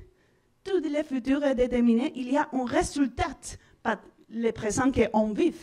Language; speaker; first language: French; non-native, learner; Spanish